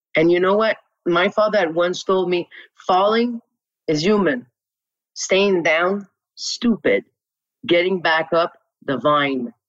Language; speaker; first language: English; non-native, local second language; French